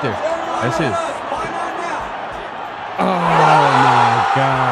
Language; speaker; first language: English; native; English